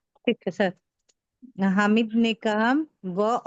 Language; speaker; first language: Hindi; native; Hindi